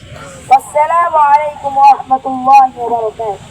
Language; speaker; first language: Arabic; non-native, learner; Bangla